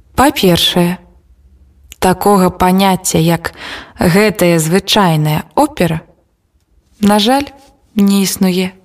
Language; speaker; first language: Belarusian; native; Belarusian